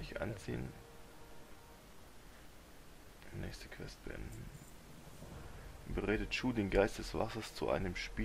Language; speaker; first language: German; native; German